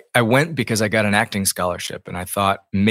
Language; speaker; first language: English; native; English